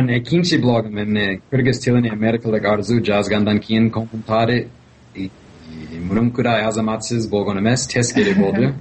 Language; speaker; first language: Kyrgyz; non-native, fluent; English